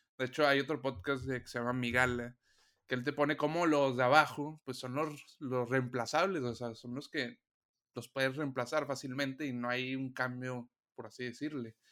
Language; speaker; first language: Spanish; native; Spanish